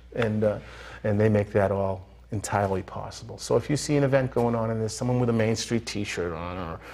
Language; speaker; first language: English; native; English